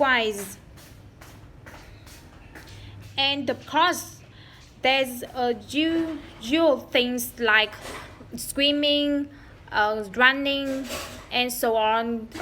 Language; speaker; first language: English; non-native, learner; Vietnamese